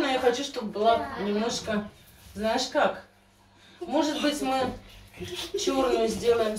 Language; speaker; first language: Russian; native; Russian